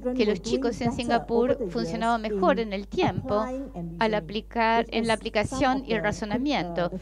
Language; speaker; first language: Spanish; non-native, fluent; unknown